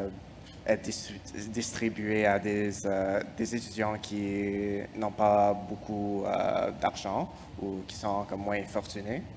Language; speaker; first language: French; non-native, fluent; English